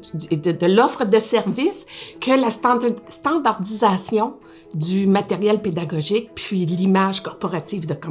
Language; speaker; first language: French; native; French